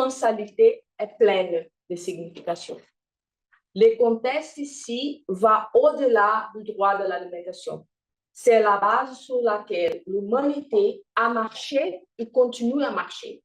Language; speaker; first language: French; non-native, fluent; Portuguese